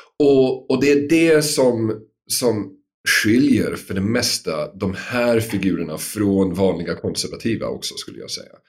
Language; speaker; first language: Swedish; non-native, fluent; English